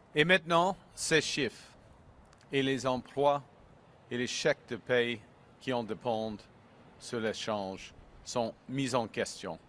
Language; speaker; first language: French; non-native, local second language; English